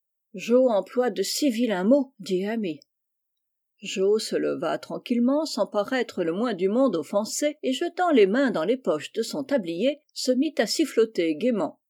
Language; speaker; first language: French; native; French